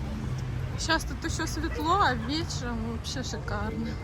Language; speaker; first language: Russian; native; Russian